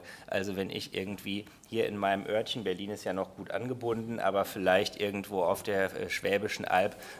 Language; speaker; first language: German; native; German